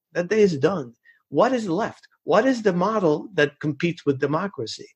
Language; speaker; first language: English; early bilingual, other home language; Spanish